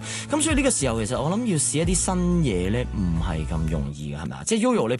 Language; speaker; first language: Cantonese; native; Cantonese